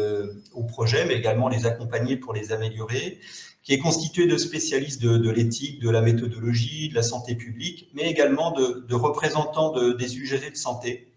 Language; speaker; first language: French; native; French